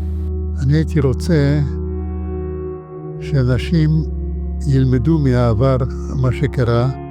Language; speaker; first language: Hebrew; non-native, fluent; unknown